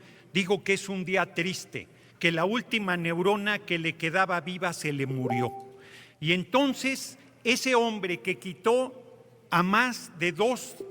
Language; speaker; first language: Spanish; native; Spanish